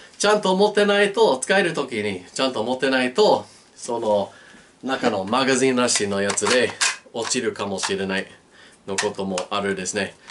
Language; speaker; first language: Japanese; non-native, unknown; English